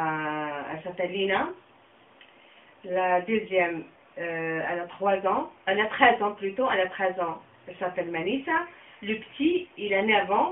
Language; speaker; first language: French; non-native, local second language; Kabyle